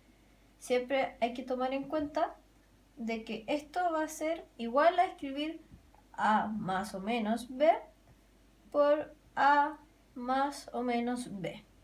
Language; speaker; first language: Spanish; native; Spanish